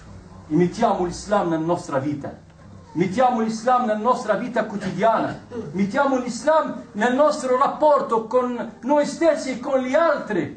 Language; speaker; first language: Italian; non-native, fluent; Arabic